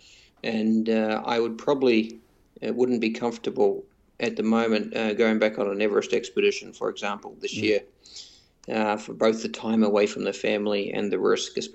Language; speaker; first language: English; native; English